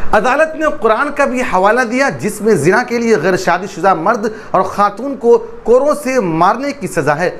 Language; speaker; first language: Urdu; native; Urdu